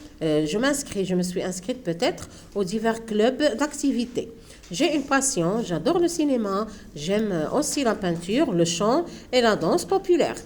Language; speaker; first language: French; non-native, local second language; Arabic